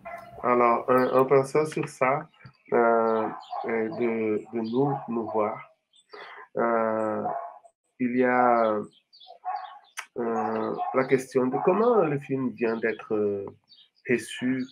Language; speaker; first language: French; non-native, fluent; Portuguese